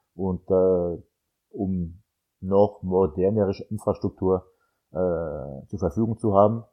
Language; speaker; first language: German; non-native, fluent; French